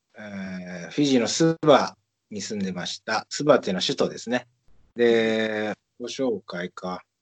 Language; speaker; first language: Japanese; native; Japanese